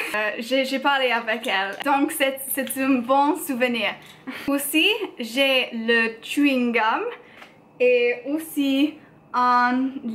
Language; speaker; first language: French; non-native, learner; English